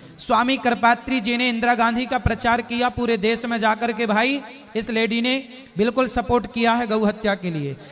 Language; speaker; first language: Hindi; native; Hindi